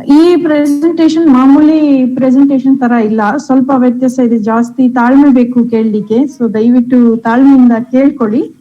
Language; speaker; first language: Kannada; non-native, local second language; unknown